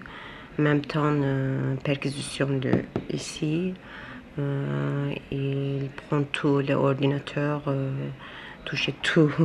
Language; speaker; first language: French; non-native, learner; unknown